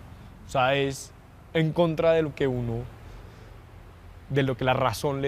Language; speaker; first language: Spanish; native; Spanish